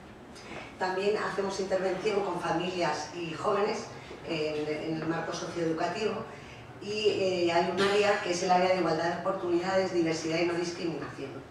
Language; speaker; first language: Spanish; native; Spanish